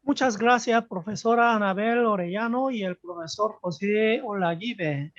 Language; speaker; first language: Spanish; non-native, fluent; Korean